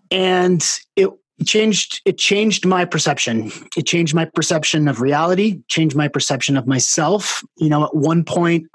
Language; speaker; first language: English; native; English